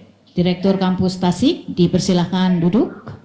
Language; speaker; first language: Indonesian; native; Indonesian